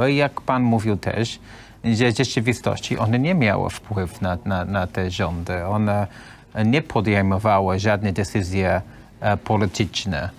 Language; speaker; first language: Polish; non-native, learner; English